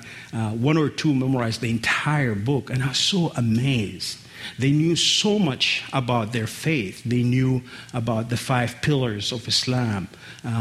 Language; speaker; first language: English; non-native, fluent; Arabic